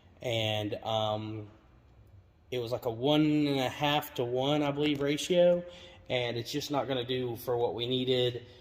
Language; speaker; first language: English; native; English